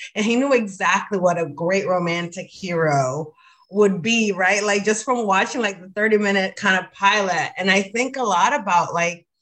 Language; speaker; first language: English; non-native, fluent; Spanish